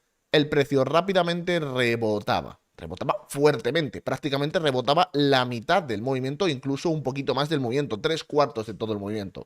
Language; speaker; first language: Spanish; native; Spanish